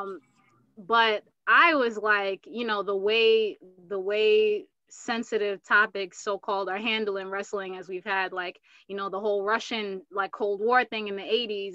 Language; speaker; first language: English; native; English